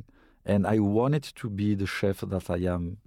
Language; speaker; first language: English; non-native, fluent; French